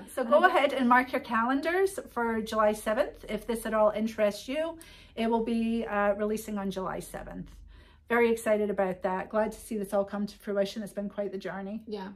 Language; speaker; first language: English; native; English